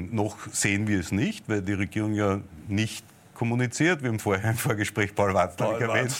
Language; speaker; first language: German; native; German